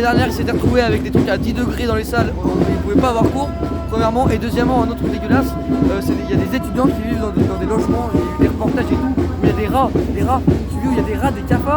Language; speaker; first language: French; native; French